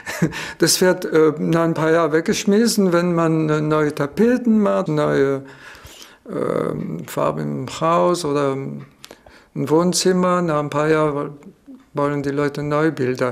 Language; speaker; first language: German; non-native, fluent; French